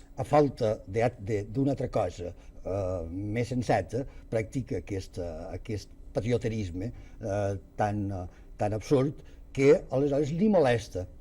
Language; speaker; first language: Catalan; native; Catalan